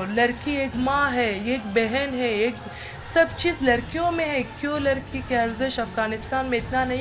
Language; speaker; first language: Hindi; non-native, learner; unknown